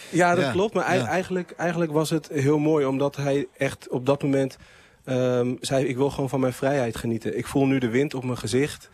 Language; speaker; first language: Dutch; native; Dutch